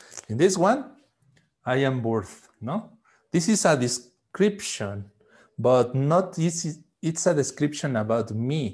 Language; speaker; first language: English; non-native, fluent; Spanish